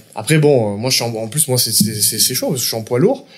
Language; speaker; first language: French; native; French